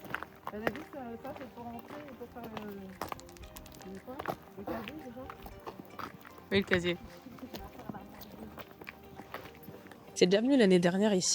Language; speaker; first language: French; native; French